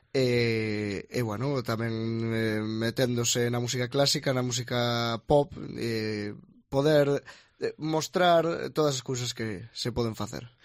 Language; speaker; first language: Galician; native; Galician